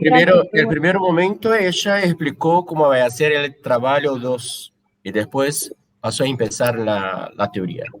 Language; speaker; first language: Spanish; non-native, fluent; Portuguese